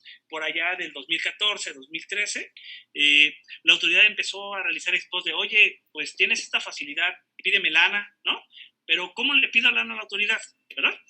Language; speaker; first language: Spanish; native; Spanish